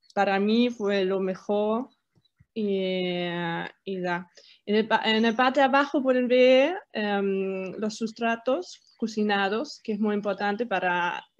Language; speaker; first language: Spanish; non-native, fluent; German